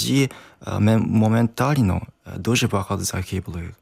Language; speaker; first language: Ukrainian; non-native, learner; Japanese